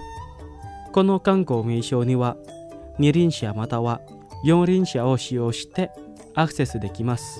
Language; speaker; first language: Japanese; non-native, fluent; Indonesian